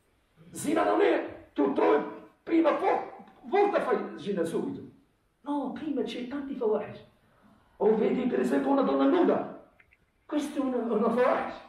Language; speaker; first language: Italian; non-native, fluent; Arabic